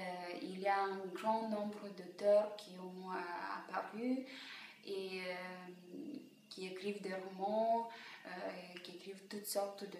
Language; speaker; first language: French; non-native, fluent; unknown